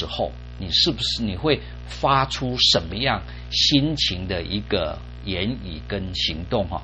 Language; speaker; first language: Chinese; native; Chinese